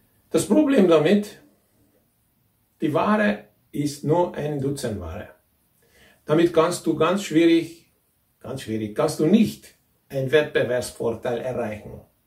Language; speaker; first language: German; non-native, fluent; Hungarian